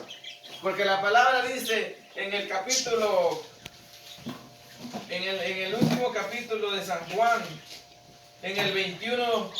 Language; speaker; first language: Spanish; native; Spanish